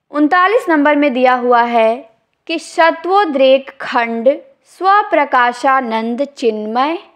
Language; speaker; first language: Hindi; native; Hindi